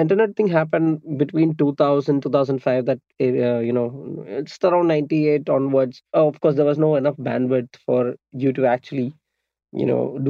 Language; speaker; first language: English; non-native, local second language; Malayalam